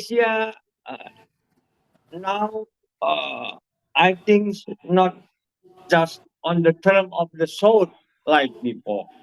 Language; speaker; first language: English; non-native, learner; Indonesian